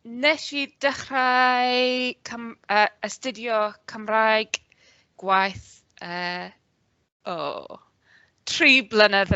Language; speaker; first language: Welsh; non-native, learner; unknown